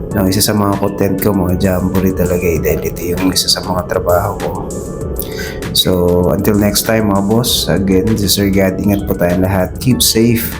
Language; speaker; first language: Filipino; native; Filipino